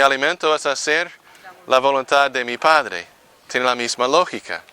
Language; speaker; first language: Spanish; non-native, fluent; English